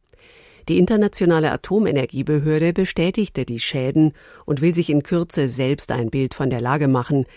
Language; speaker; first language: German; native; German